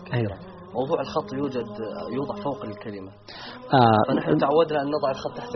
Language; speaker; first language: Arabic; native; Arabic